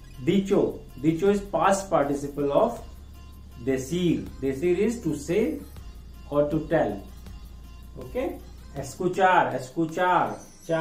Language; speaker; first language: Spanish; non-native, learner; Hindi